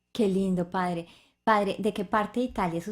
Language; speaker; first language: Spanish; native; Spanish